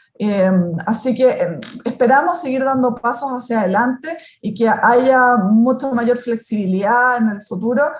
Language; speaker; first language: Spanish; native; Spanish